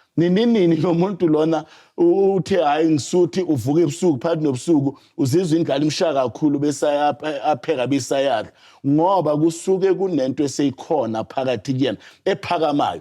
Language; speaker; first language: Zulu; native; Zulu